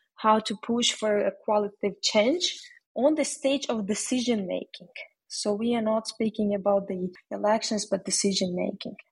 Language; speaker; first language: English; non-native, fluent; Ukrainian